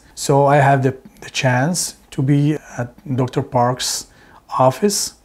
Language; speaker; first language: English; non-native, fluent; Arabic